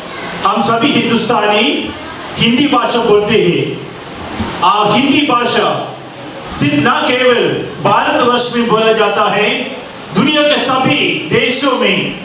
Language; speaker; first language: Hindi; non-native, local second language; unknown